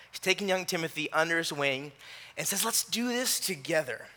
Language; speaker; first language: English; native; English